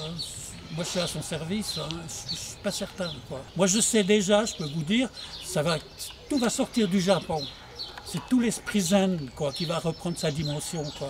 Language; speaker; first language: French; native; French